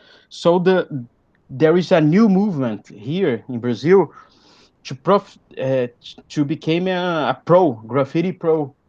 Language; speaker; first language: English; non-native, fluent; Portuguese